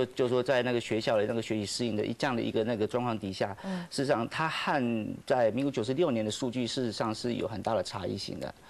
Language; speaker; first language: Chinese; native; Chinese